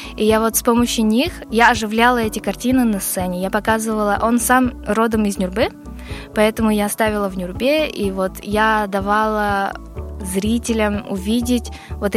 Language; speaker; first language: Russian; native; Russian